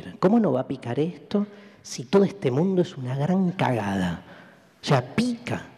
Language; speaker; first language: Spanish; native; Spanish